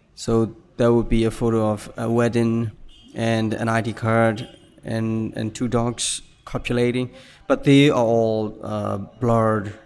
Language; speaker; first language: English; non-native, fluent; Burmese